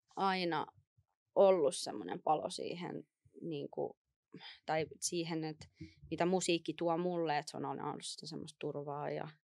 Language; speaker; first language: Finnish; native; Finnish